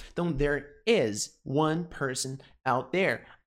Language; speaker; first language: English; non-native, fluent; Portuguese